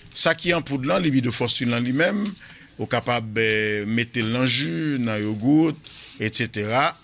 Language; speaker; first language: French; non-native, local second language; Haitian Creole